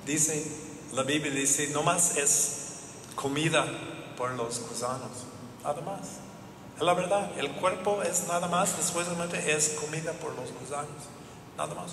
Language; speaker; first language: Spanish; non-native, learner; English